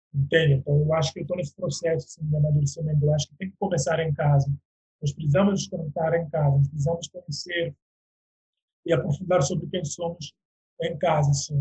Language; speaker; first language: Portuguese; non-native, local second language; Upper Guinea Crioulo